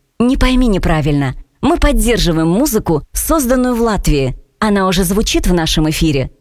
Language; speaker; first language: Russian; native; Russian